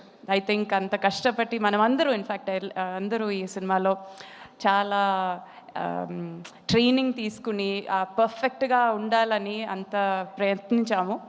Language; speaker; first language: Telugu; non-native, fluent; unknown